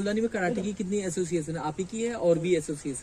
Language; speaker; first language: Hindi; native; Hindi